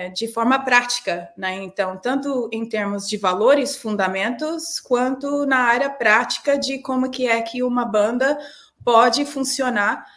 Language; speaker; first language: Portuguese; non-native, fluent; English